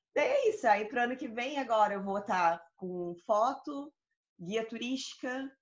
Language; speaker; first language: Portuguese; native; Portuguese